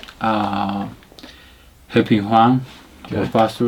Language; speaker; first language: English; non-native, learner; Spanish